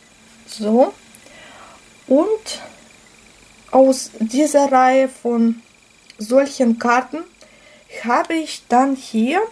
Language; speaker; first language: German; non-native, fluent; Russian